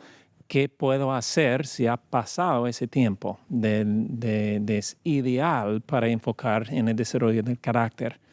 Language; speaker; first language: Spanish; non-native, fluent; English